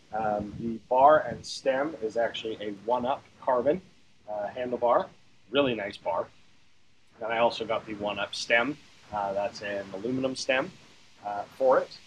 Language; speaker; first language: English; native; English